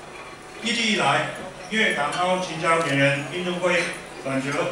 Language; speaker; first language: Chinese; non-native, local second language; Cantonese